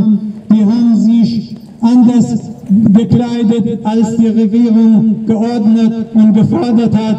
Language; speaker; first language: German; non-native, learner; Persian